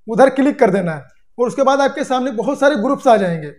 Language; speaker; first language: Hindi; native; Hindi